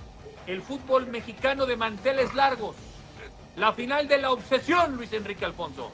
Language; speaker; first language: Spanish; native; Spanish